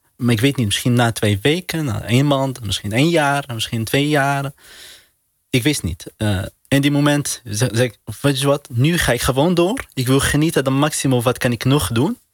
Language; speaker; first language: Dutch; non-native, learner; Arabic